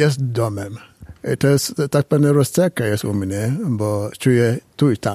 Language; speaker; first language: Polish; non-native, fluent; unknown